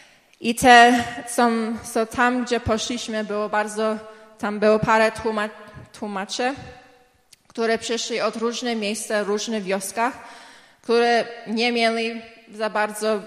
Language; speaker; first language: Polish; early bilingual, heritage; English